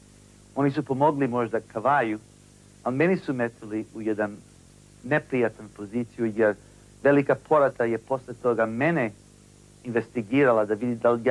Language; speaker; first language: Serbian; early bilingual, heritage; English